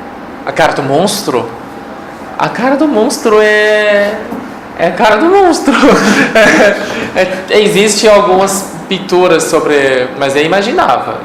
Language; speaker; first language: Portuguese; non-native, fluent; Chinese